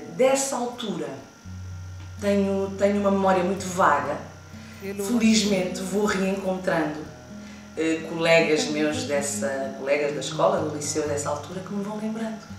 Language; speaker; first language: Portuguese; non-native, local second language; Kabuverdianu